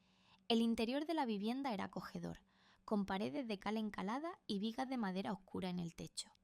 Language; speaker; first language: Spanish; native; Spanish